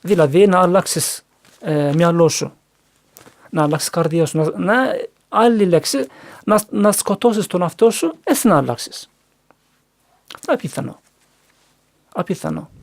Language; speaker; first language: Greek; non-native, learner; Turkish